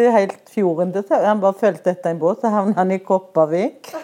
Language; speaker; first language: Norwegian; native; Norwegian